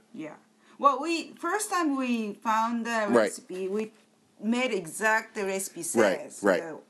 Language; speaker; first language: English; non-native, learner; Japanese